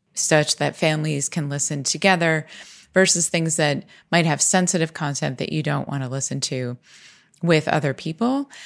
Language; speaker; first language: English; native; English